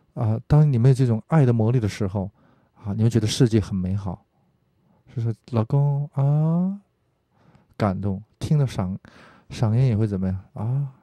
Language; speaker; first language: Chinese; non-native, fluent; Korean